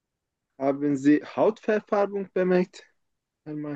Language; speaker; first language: German; non-native, fluent; Turkish